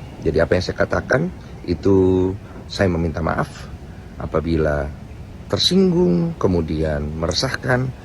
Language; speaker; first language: Indonesian; native; Indonesian